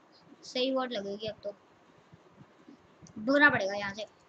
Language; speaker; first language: Hindi; native; Hindi